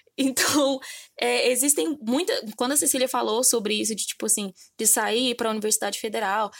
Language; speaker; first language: Portuguese; native; Portuguese